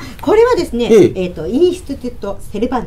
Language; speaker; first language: Japanese; native; Japanese